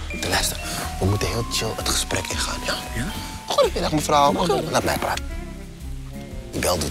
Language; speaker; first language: Dutch; native; Dutch